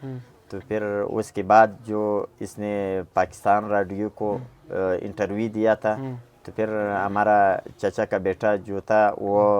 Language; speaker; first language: Hindi; non-native, local second language; Pashto